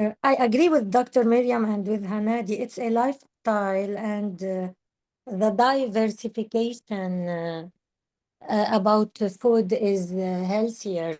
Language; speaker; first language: English; non-native, learner; Arabic